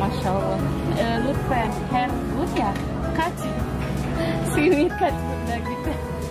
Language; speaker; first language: Turkish; non-native, learner; Indonesian